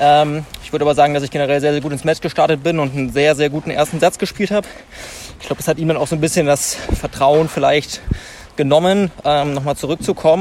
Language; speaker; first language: German; native; German